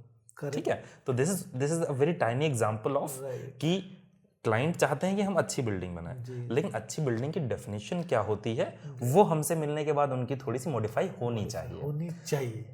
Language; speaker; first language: Hindi; native; Hindi